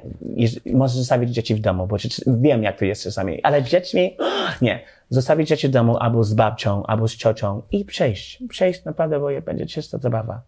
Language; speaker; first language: Polish; non-native, learner; English